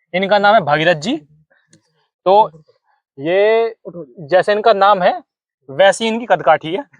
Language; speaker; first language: Hindi; native; Hindi